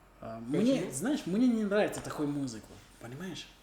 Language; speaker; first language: Russian; non-native, learner; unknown